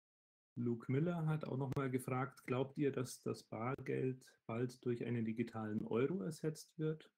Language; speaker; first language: German; native; German